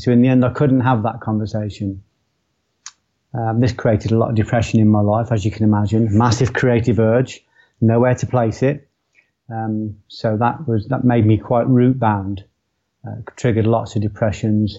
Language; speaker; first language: English; native; English